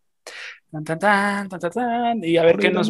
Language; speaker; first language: Spanish; native; Spanish